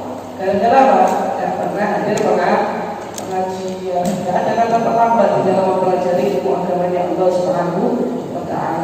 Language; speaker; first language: Indonesian; native; Indonesian